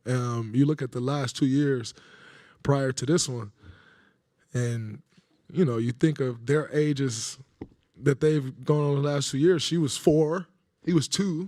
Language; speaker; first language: English; native; English